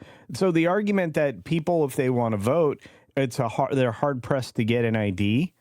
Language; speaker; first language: English; native; English